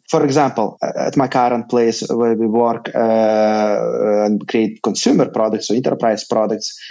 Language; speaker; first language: English; non-native, fluent; Lithuanian